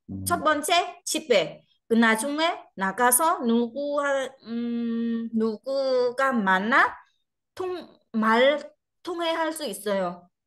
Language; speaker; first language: Korean; non-native, learner; Vietnamese